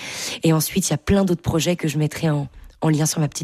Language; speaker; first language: French; native; French